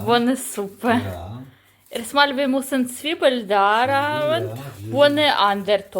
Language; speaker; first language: German; non-native, learner; Ukrainian